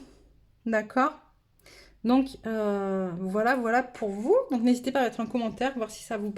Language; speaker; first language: French; native; French